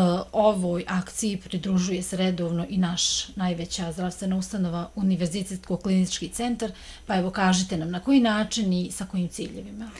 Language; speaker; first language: Croatian; native; Croatian